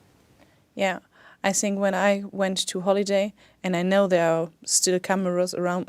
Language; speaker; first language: English; non-native, fluent; German